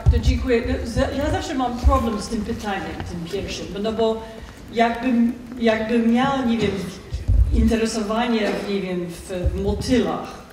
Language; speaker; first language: Polish; non-native, fluent; English